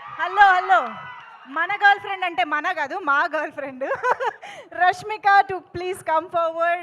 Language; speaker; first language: Telugu; native; Telugu